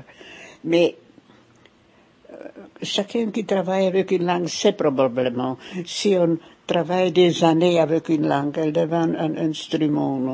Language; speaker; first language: French; non-native, fluent; German